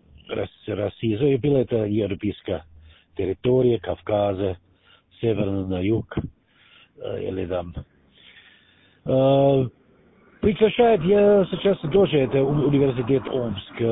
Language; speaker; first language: Russian; non-native, learner; German